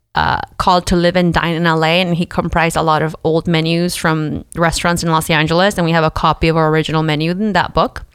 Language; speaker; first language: English; early bilingual, other home language; Spanish